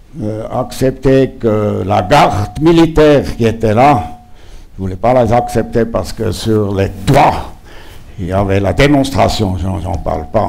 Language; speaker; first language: French; non-native, local second language; German